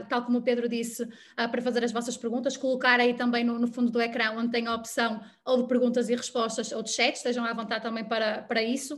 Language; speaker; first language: Portuguese; native; Portuguese